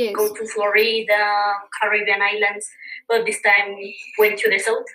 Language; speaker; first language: English; non-native, learner; Spanish